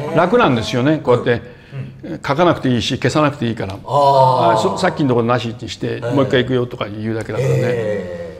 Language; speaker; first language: Japanese; native; Japanese